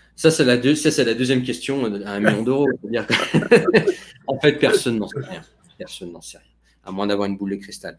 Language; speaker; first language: French; native; French